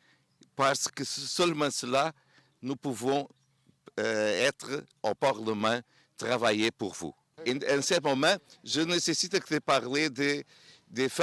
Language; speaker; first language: French; non-native, learner; Portuguese